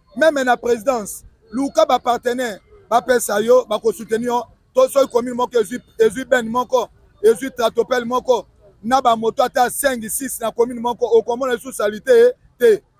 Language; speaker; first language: Lingala; native; Lingala